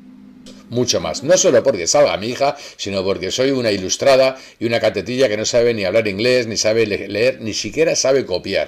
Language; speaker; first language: Spanish; native; Spanish